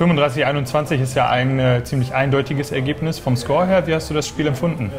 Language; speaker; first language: German; native; German